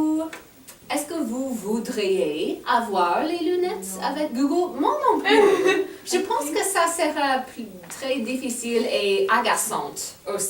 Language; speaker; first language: French; non-native, fluent; English